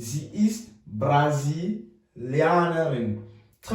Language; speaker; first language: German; non-native, fluent; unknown